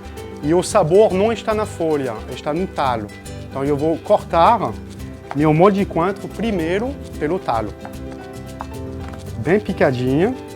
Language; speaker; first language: Portuguese; non-native, fluent; French